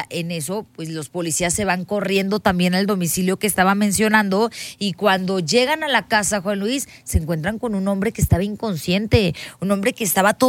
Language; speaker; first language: Spanish; native; Spanish